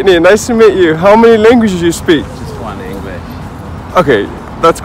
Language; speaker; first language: English; non-native, fluent; Arabic